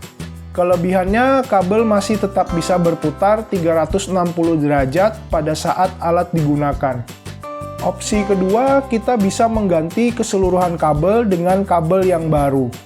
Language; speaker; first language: Indonesian; native; Indonesian